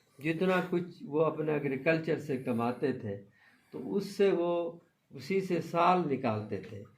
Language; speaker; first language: Urdu; non-native, local second language; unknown